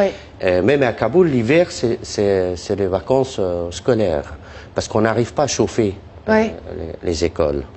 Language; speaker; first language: French; non-native, fluent; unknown